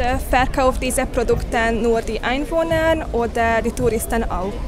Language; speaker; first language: German; non-native, learner; Hungarian